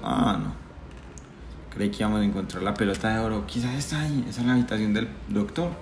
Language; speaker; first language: Spanish; native; Spanish